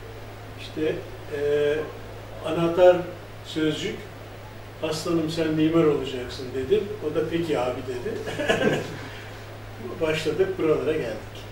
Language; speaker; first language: Turkish; native; Turkish